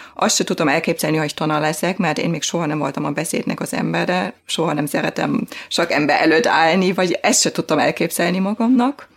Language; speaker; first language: Hungarian; non-native, fluent; German